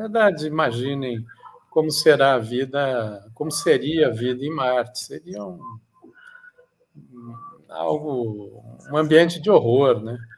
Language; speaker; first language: Portuguese; native; Portuguese